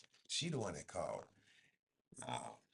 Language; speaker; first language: English; native; English